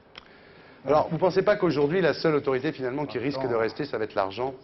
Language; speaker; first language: French; native; French